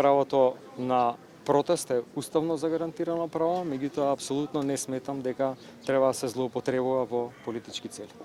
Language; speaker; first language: Macedonian; native; Macedonian